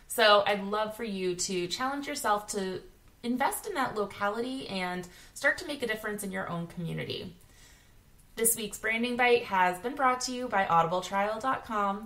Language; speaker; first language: English; native; English